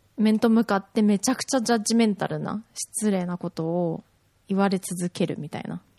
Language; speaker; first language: Japanese; early bilingual, heritage; Japanese